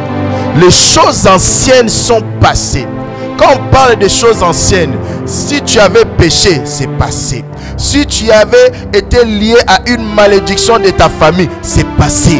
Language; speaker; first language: French; non-native, local second language; Lingala